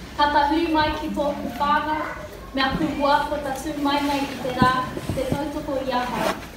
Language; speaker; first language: Māori; native; Māori